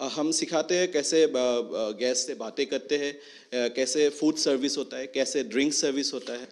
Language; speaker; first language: Hindi; non-native, local second language; Assamese